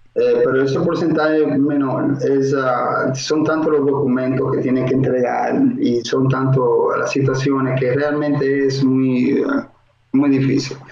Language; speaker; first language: Spanish; native; Spanish